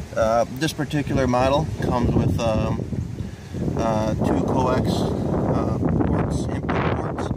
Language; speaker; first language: English; native; English